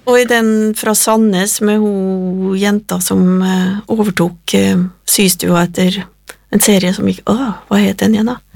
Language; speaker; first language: Norwegian; native; Norwegian